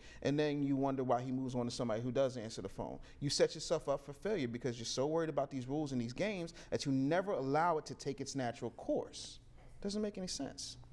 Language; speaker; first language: English; native; English